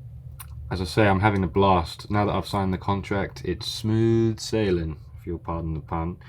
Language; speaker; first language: English; native; English